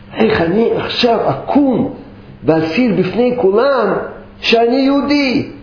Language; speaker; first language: Hebrew; non-native, fluent; Russian